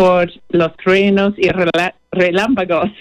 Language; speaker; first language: Spanish; non-native, fluent; English